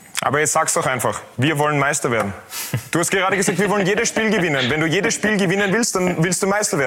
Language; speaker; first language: German; native; German